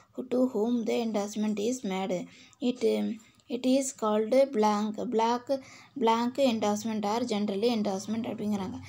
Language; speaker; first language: English; non-native, local second language; Tamil